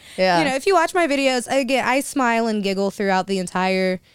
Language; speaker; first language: English; native; English